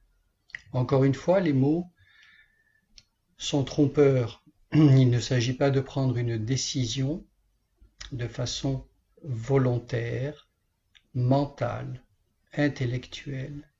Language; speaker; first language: French; native; French